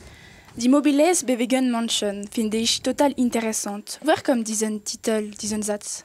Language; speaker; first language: German; non-native, local second language; French